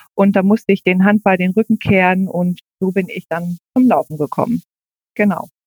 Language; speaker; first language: German; native; German